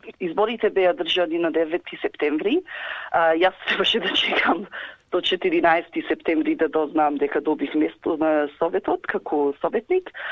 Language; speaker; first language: Macedonian; early bilingual, heritage; Macedonian